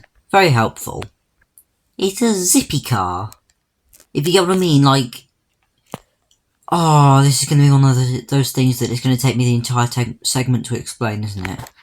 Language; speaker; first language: English; native; English